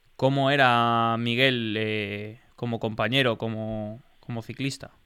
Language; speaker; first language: Spanish; native; Spanish